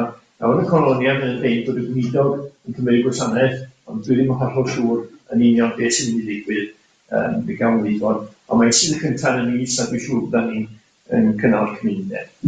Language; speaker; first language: Welsh; native; Welsh